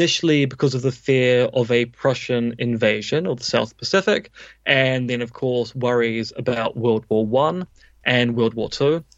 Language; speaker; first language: English; native; English